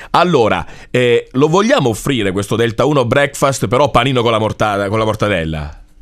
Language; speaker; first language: Italian; native; Italian